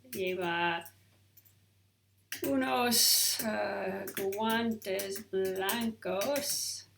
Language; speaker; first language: Spanish; non-native, learner; English